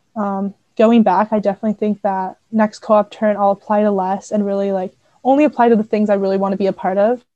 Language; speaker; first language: English; native; English